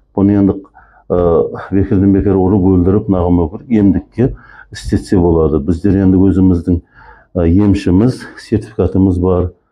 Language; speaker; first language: Kazakh; early bilingual, heritage; Kazakh